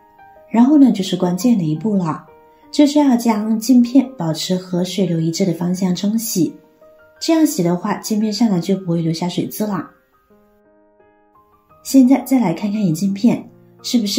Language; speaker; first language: Chinese; native; Chinese